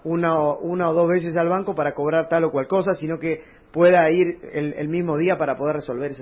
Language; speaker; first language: Spanish; native; Spanish